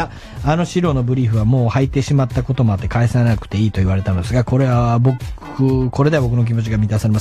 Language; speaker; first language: Japanese; native; Japanese